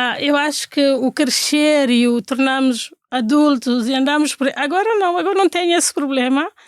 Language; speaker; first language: Portuguese; non-native, local second language; Fula